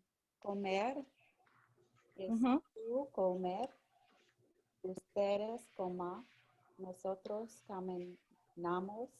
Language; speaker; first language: Spanish; non-native, learner; English